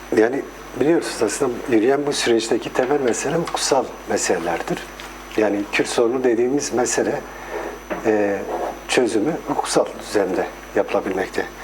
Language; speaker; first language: Turkish; non-native, local second language; Kurdish